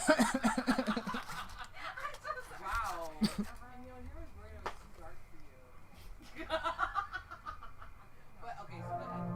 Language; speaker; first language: English; native; English